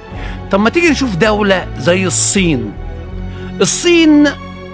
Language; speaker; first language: Arabic; native; Arabic